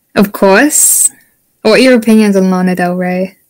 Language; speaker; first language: English; native; English